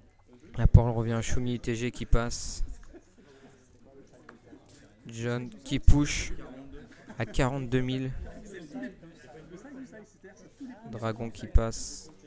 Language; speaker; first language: French; native; French